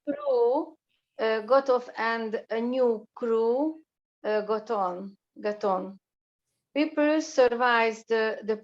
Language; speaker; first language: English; non-native, learner; Hungarian